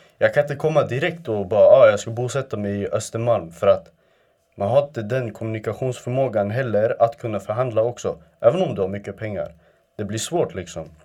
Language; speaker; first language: Swedish; early bilingual, other home language; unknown